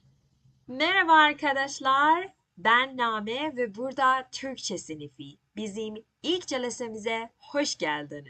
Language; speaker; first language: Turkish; non-native, learner; Persian